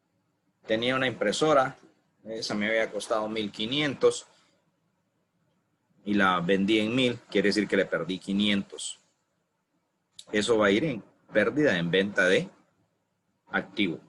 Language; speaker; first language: Spanish; native; Spanish